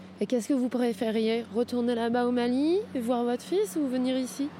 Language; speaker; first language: French; native; French